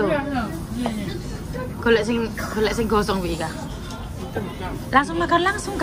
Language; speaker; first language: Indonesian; non-native, local second language; Javanese